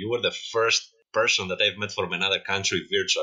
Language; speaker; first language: English; non-native, fluent; Greek